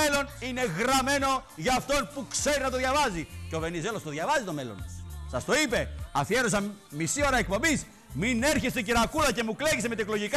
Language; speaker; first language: Greek; native; Greek